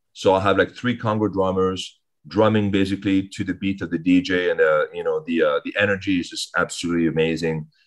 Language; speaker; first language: English; early bilingual, other home language; French